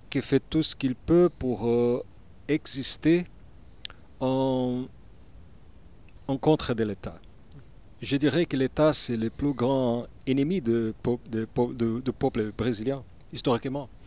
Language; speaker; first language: French; non-native, learner; Portuguese